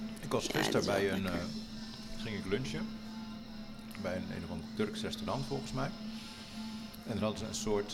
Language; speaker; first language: Dutch; native; Dutch